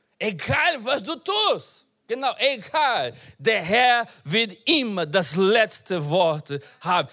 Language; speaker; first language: German; non-native, learner; Portuguese